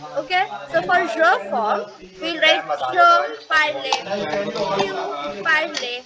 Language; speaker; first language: French; non-native, fluent; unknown